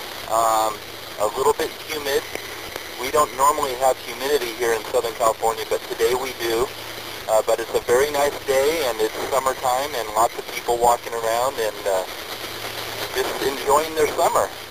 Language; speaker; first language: English; native; English